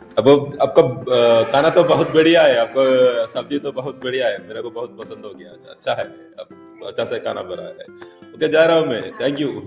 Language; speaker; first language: Hindi; non-native, local second language; Malayalam